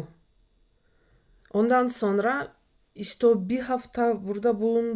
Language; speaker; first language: Turkish; non-native, fluent; Russian